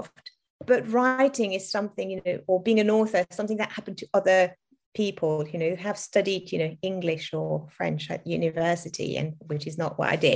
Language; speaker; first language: English; non-native, fluent; French